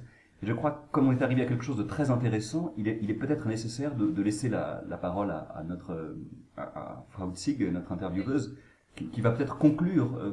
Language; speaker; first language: French; native; French